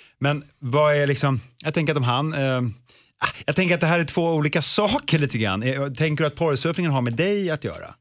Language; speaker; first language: Swedish; native; Swedish